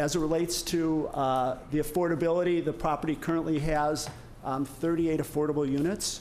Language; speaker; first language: English; native; English